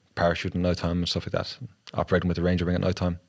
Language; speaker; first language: English; native; English